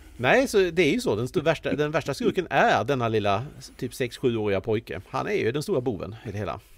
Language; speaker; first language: Swedish; native; Swedish